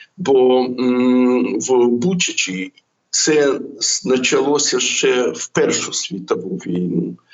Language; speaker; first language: Ukrainian; non-native, local second language; Russian